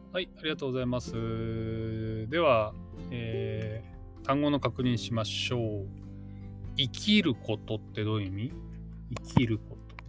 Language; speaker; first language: Japanese; native; Japanese